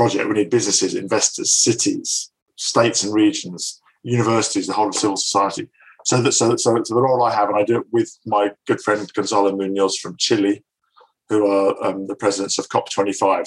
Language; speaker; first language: English; native; English